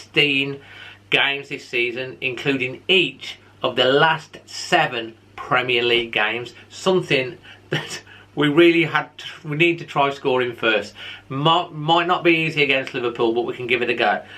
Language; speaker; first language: English; native; English